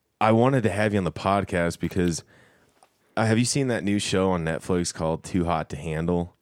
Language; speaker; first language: English; native; English